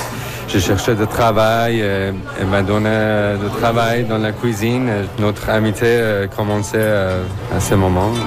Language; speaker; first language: French; non-native, learner; Persian